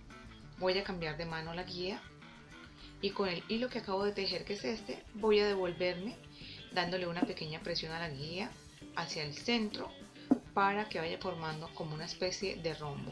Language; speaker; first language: Spanish; native; Spanish